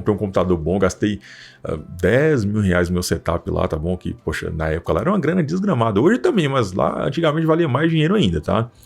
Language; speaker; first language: Portuguese; native; Portuguese